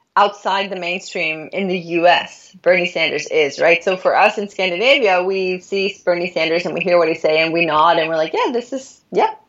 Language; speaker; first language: English; non-native, fluent; Norwegian